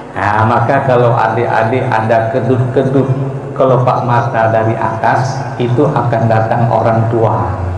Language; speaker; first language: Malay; non-native, local second language; Achinese